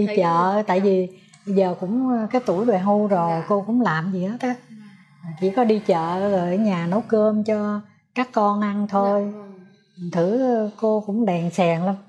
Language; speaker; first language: Vietnamese; native; Vietnamese